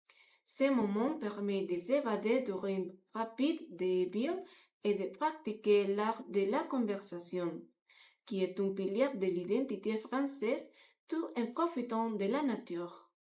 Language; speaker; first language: French; non-native, learner; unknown